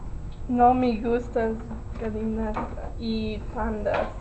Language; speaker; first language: Spanish; non-native, learner; English